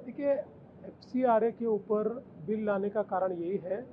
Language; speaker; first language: Hindi; non-native, local second language; Marathi